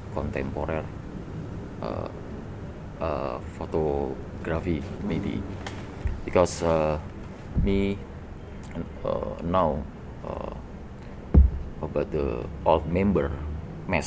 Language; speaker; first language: English; non-native, learner; Indonesian